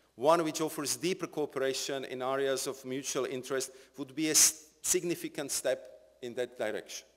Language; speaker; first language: English; non-native, fluent; Slovak